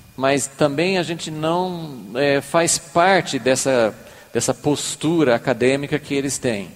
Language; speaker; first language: Portuguese; native; Portuguese